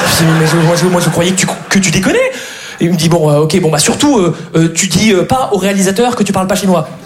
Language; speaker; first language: French; native; French